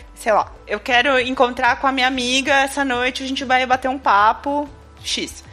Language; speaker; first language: Portuguese; native; Portuguese